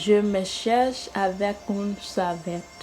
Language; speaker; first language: French; non-native, learner; English